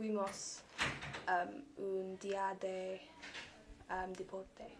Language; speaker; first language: Spanish; non-native, learner; English